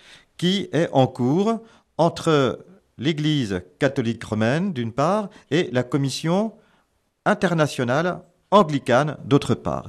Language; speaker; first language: French; native; French